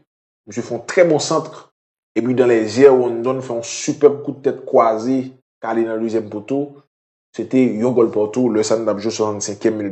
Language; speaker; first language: French; non-native, local second language; Haitian Creole